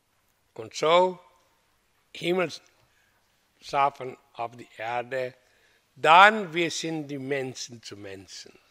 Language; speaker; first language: German; non-native, learner; Hindi